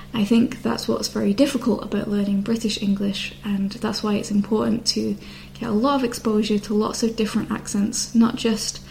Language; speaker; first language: English; native; English